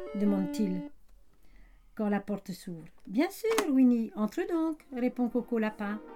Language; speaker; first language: French; native; French